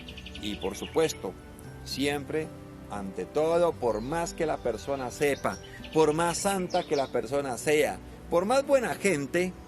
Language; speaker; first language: Spanish; native; Spanish